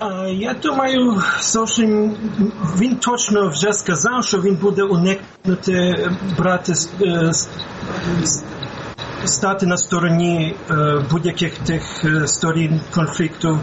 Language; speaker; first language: Ukrainian; non-native, fluent; English